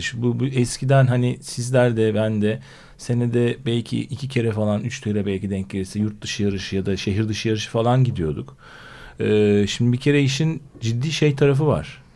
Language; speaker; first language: Turkish; native; Turkish